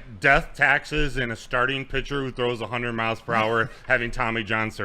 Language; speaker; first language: English; native; English